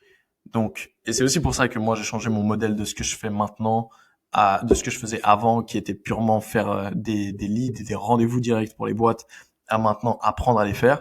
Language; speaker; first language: French; native; French